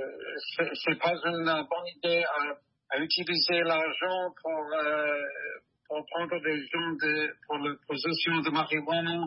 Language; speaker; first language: French; non-native, learner; English